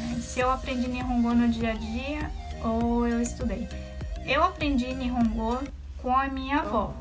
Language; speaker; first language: Portuguese; non-native, local second language; Japanese